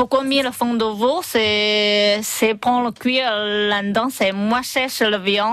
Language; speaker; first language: French; non-native, learner; Chinese